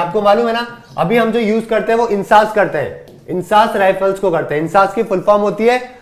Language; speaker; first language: Hindi; native; Hindi